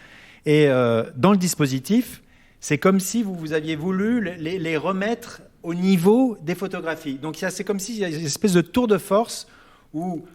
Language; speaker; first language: French; native; French